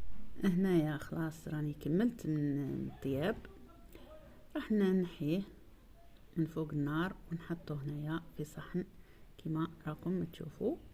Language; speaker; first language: Arabic; native; Arabic